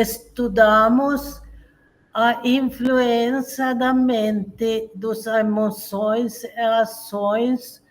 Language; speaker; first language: Portuguese; non-native, fluent; Swedish